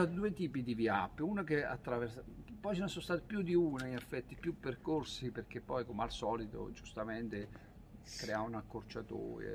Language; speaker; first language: Italian; native; Italian